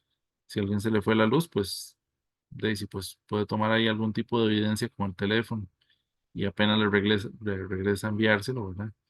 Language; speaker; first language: Spanish; native; Spanish